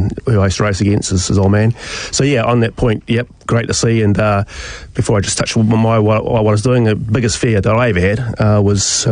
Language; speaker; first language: English; native; English